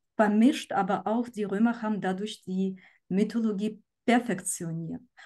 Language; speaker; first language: German; non-native, fluent; Ukrainian